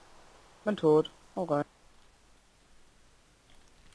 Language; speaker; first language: German; native; German